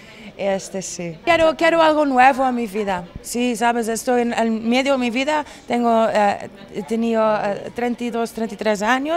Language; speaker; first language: Spanish; non-native, learner; Italian